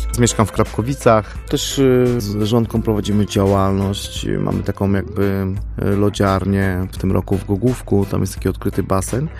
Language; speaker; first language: Polish; non-native, fluent; Armenian